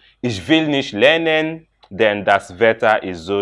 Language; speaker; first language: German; non-native, fluent; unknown